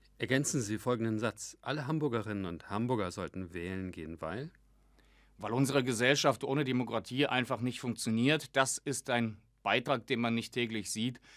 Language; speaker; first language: German; early bilingual, other home language; Russian